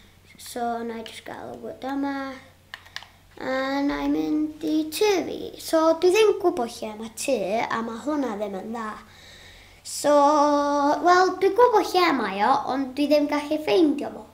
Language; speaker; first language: Welsh; non-native, local second language; English